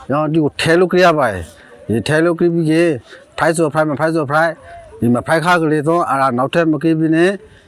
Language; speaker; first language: Burmese; native; Burmese